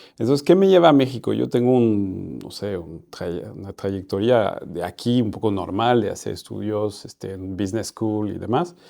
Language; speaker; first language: Spanish; non-native, fluent; French